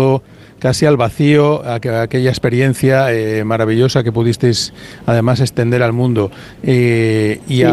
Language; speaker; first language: Spanish; native; Spanish